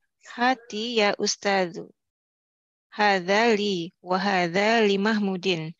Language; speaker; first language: Arabic; non-native, learner; Indonesian